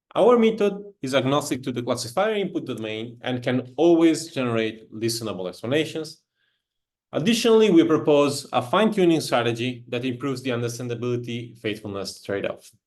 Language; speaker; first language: English; non-native, fluent; Italian